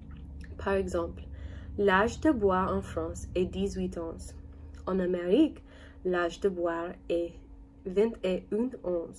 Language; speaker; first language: French; non-native, learner; English